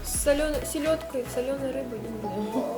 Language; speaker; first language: Russian; native; Russian